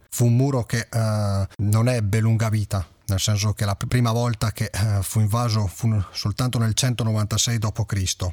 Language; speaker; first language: Italian; native; Italian